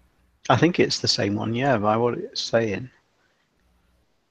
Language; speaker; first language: English; native; English